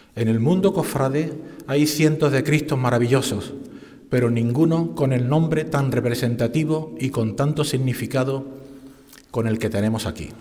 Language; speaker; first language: Spanish; native; Spanish